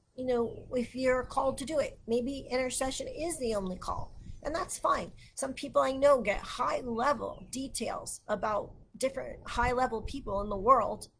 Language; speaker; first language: English; native; English